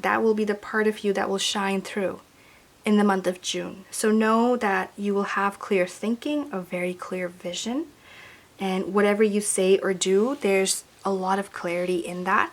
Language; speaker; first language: English; native; English